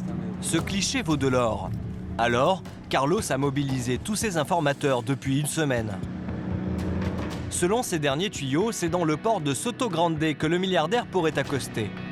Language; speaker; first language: French; native; French